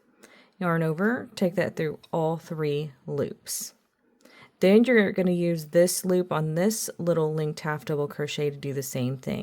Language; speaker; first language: English; native; English